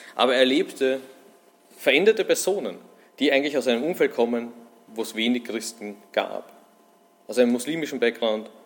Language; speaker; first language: German; native; German